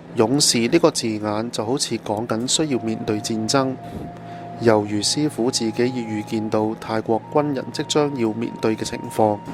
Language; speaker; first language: Cantonese; non-native, fluent; Thai